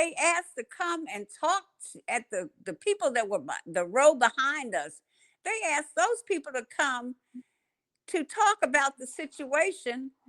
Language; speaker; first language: English; native; English